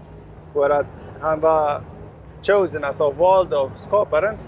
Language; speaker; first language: Swedish; non-native, learner; Arabic